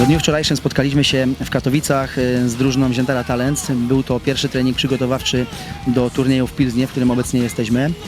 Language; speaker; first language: Polish; native; Polish